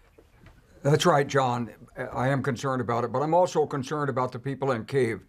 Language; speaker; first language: English; native; English